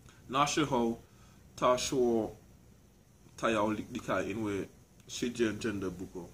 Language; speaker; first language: Chinese; non-native, learner; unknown